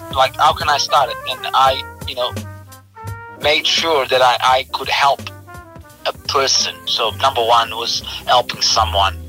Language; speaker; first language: English; non-native, fluent; Portuguese